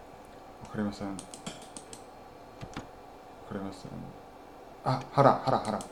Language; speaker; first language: Japanese; non-native, learner; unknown